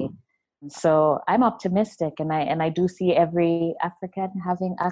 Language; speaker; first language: English; non-native, local second language; Luo (Kenya and Tanzania)